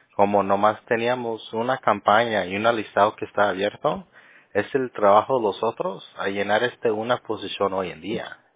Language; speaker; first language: Spanish; early bilingual, heritage; Spanish